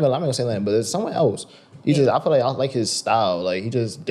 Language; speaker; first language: English; native; English